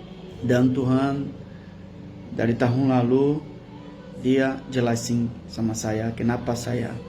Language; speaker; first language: Indonesian; non-native, learner; Portuguese